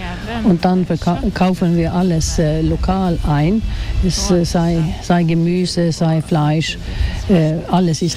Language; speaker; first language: German; non-native, fluent; Swedish